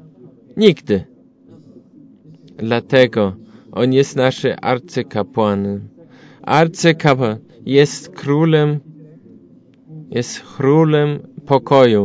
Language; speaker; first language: Polish; non-native, learner; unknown